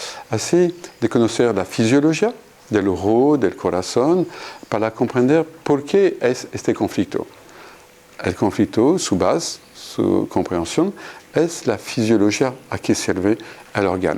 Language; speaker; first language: Spanish; non-native, fluent; French